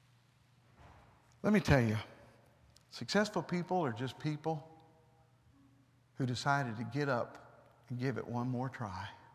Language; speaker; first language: English; native; English